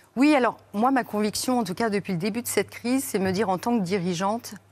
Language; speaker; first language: French; native; French